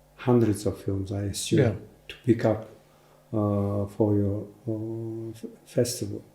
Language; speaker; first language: English; non-native, fluent; Mongolian